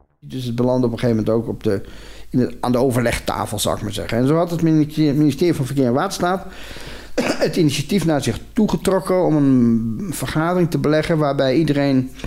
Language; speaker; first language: Dutch; native; Dutch